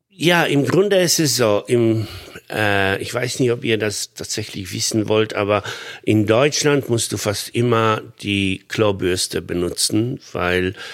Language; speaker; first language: German; non-native, fluent; Polish